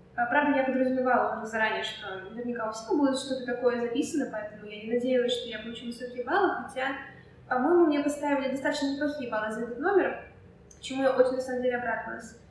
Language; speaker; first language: Russian; native; Russian